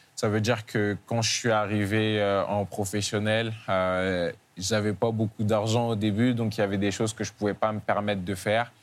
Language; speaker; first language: French; native; French